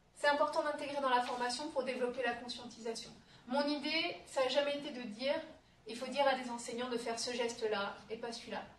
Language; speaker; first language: French; native; French